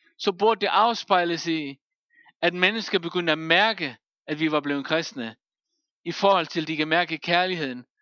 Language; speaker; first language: Danish; non-native, local second language; Faroese